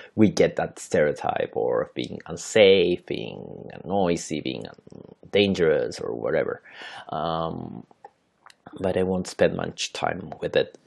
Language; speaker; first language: English; non-native, fluent; Spanish